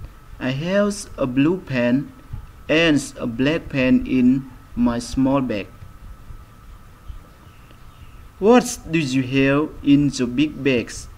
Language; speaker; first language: English; non-native, fluent; Khmer